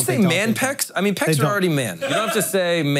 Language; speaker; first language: English; native; English